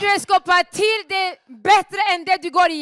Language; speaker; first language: Swedish; non-native, fluent; Rundi